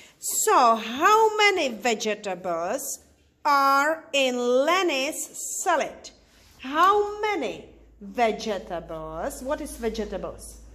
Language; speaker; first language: English; non-native, fluent; Czech